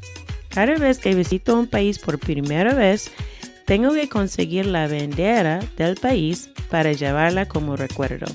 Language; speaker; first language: Spanish; non-native, fluent; English